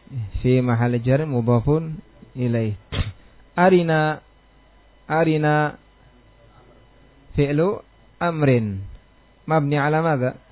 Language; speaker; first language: Arabic; non-native, fluent; Indonesian